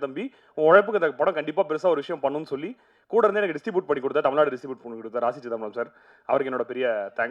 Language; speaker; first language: Tamil; native; Tamil